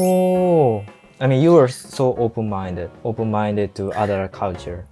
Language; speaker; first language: English; non-native, fluent; Japanese